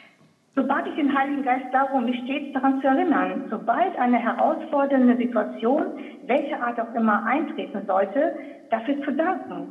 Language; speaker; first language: German; native; German